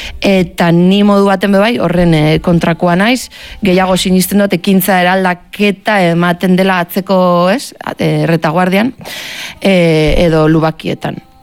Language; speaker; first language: Basque; native; Basque